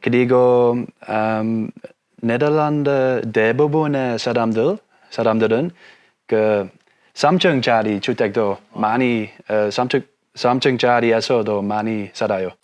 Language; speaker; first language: Korean; non-native, learner; Dutch